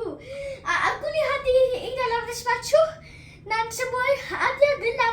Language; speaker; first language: Indonesian; early bilingual, heritage; Indonesian